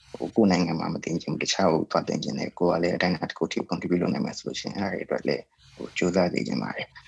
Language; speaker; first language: Burmese; native; Burmese